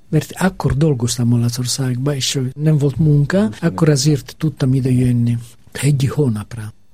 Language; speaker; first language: Hungarian; non-native, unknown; Italian